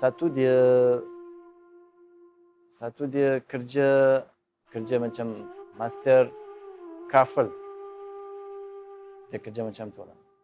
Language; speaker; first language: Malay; non-native, learner; Uzbek